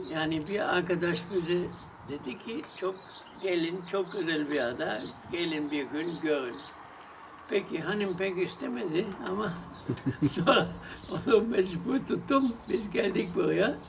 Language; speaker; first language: Turkish; non-native, fluent; German